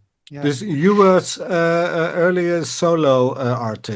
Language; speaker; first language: English; non-native, fluent; Dutch